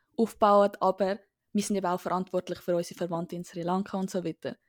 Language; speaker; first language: Swiss German; early bilingual, other home language; Sinhala